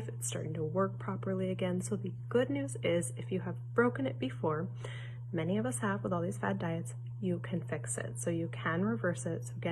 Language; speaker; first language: English; native; English